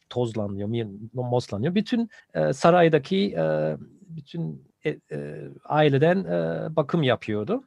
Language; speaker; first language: Turkish; non-native, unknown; German